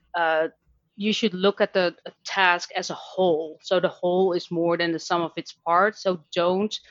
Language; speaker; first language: English; non-native, fluent; Dutch